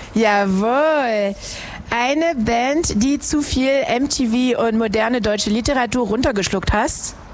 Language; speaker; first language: German; non-native, fluent; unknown